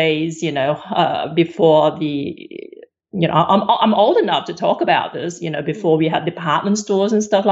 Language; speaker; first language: English; non-native, local second language; Cantonese